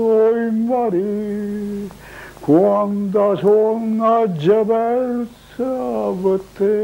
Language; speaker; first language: Italian; native; Italian